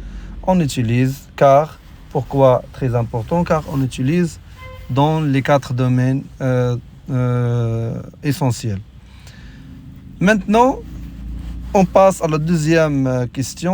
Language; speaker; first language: French; non-native, local second language; Arabic